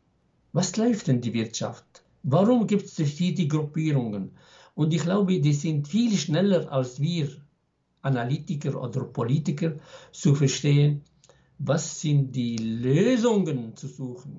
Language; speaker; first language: German; non-native, fluent; Arabic